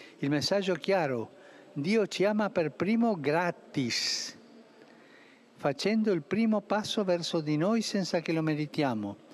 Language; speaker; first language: Italian; native; Italian